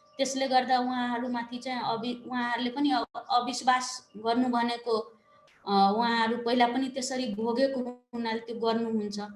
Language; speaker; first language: Nepali; non-native, local second language; Maithili